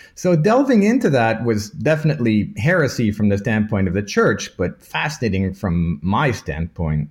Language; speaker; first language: English; native; English